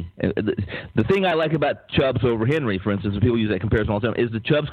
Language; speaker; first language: English; native; English